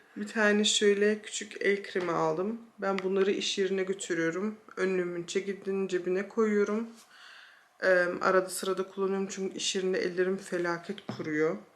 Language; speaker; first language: Turkish; early bilingual, heritage; Turkish